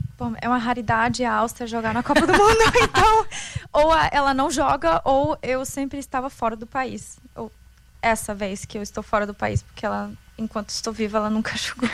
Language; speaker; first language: Portuguese; non-native, fluent; German